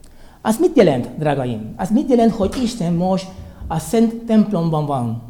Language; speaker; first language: Hungarian; non-native, learner; Spanish